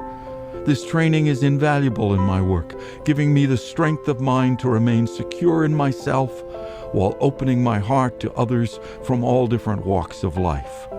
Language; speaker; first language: English; native; English